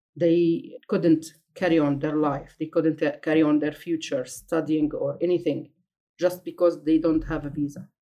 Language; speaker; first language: English; non-native, fluent; Arabic